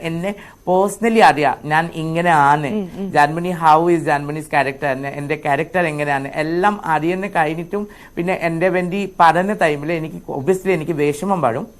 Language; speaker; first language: Malayalam; non-native, local second language; Assamese